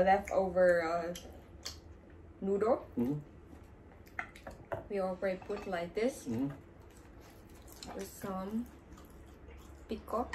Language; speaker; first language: English; non-native, learner; Vietnamese